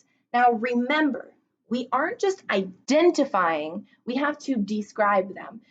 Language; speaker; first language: English; native; English